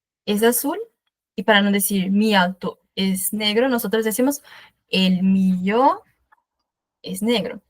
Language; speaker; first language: Spanish; non-native, fluent; Portuguese